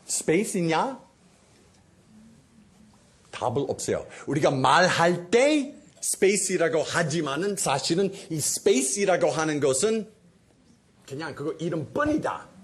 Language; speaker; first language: Korean; non-native, fluent; English